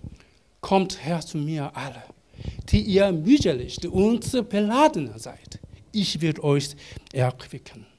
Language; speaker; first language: German; non-native, learner; Korean